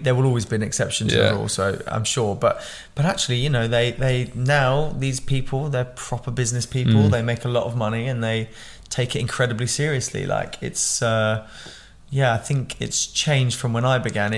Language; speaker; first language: English; native; English